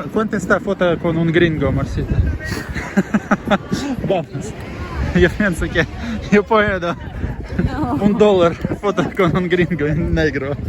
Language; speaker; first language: Spanish; non-native, learner; Russian